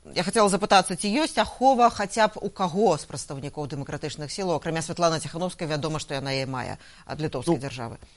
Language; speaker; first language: Belarusian; non-native, local second language; Russian